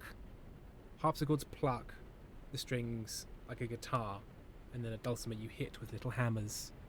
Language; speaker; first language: English; native; English